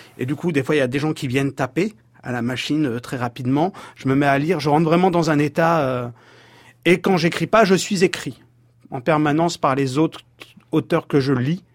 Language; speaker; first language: French; native; French